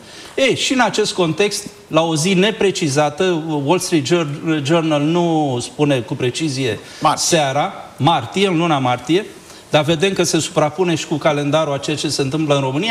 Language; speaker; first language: Romanian; native; Romanian